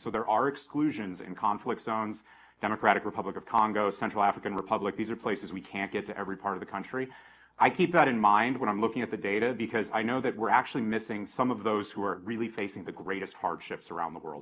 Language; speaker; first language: English; native; English